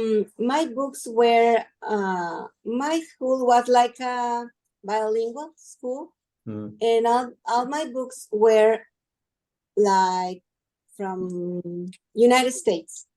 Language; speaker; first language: English; non-native, learner; Spanish